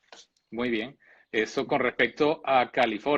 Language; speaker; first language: Spanish; native; Spanish